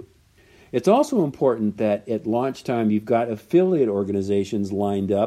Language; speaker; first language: English; native; English